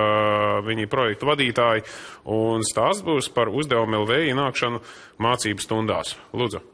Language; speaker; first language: Latvian; native; Latvian